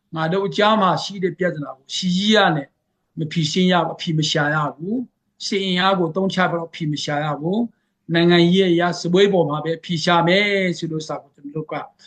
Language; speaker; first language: Burmese; non-native, local second language; Hakha Chin